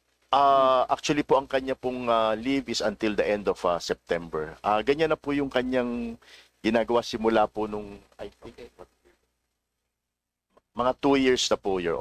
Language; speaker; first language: Filipino; native; Filipino